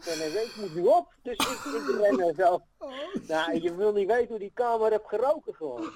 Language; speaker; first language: Dutch; native; Dutch